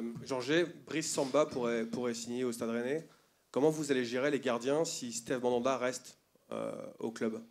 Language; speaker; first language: French; native; French